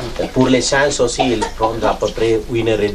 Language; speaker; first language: French; non-native, fluent; Sinhala